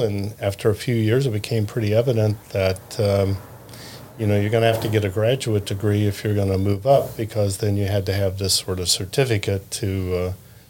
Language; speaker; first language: English; native; English